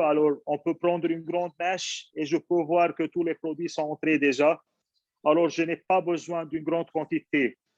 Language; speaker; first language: French; non-native, fluent; Arabic